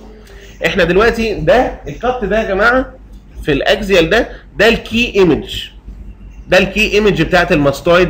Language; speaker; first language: Arabic; native; Arabic